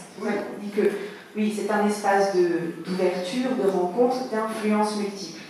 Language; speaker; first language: French; native; French